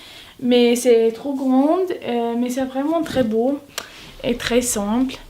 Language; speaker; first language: French; non-native, learner; English